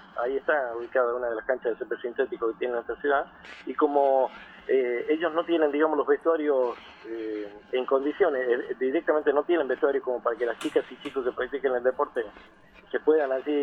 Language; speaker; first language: Spanish; native; Spanish